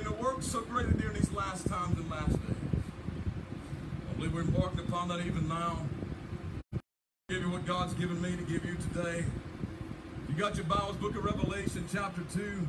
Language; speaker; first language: English; native; English